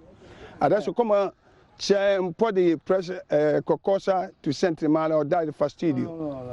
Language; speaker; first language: Italian; non-native, learner; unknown